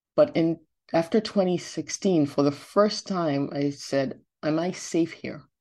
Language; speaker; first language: English; non-native, local second language; Yoruba